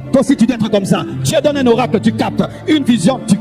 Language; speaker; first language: French; non-native, local second language; Lingala